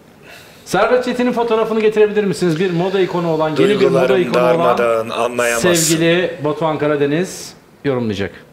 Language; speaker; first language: Turkish; native; Turkish